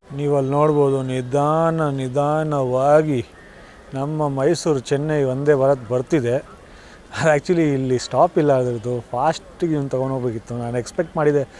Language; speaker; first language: Kannada; non-native, local second language; Hindi